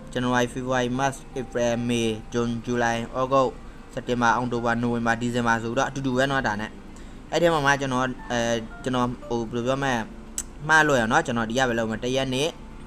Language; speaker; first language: Burmese; non-native, local second language; Shan